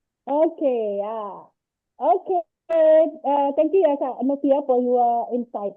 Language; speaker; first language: English; non-native, learner; Indonesian